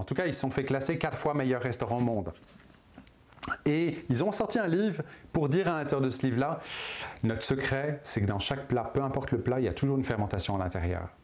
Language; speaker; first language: French; native; French